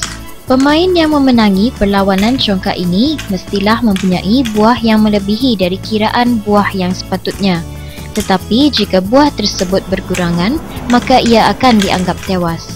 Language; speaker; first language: Malay; native; Malay